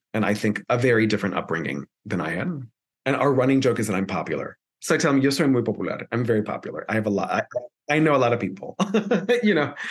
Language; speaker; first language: English; early bilingual, other home language; Spanish